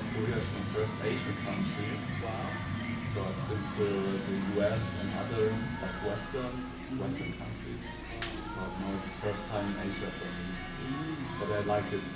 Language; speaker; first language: English; non-native, learner; German